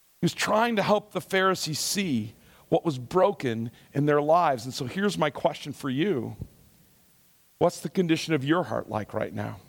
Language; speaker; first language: English; native; English